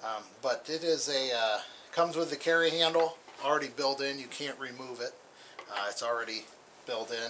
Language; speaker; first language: English; native; English